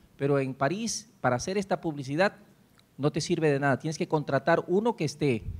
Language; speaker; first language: Spanish; native; Spanish